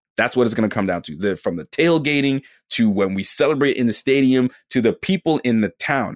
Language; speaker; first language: English; native; English